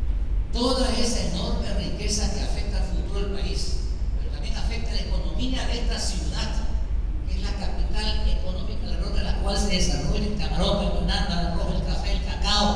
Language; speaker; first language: Spanish; native; Spanish